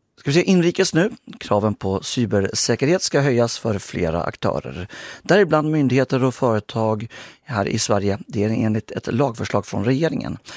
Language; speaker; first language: Swedish; native; Swedish